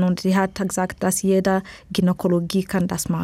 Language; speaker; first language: German; non-native, learner; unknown